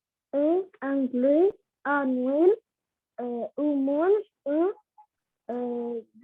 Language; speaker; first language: French; non-native, learner; Arabic